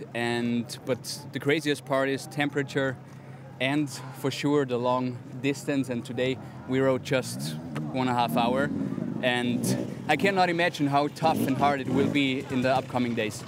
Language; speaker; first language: English; non-native, fluent; German